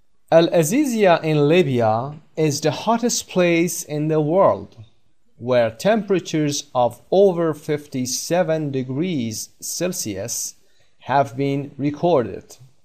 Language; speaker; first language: English; non-native, fluent; Persian